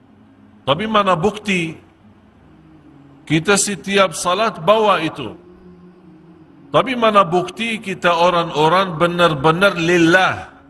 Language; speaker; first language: Indonesian; non-native, fluent; Arabic